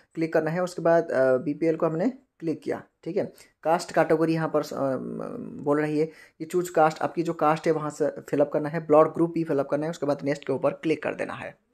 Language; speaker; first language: Hindi; non-native, local second language; Bangla